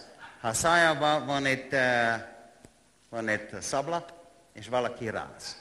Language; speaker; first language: Hungarian; non-native, learner; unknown